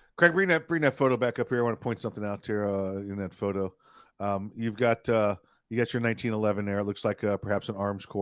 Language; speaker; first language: English; native; English